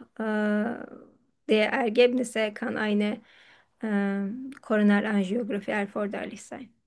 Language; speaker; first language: German; non-native, fluent; Turkish